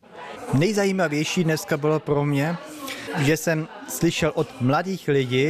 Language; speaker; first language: Czech; early bilingual, heritage; Czech